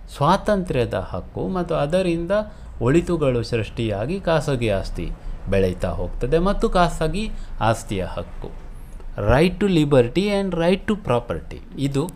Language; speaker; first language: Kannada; non-native, local second language; Konkani